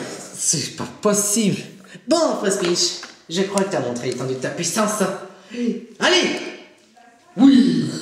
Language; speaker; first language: French; native; French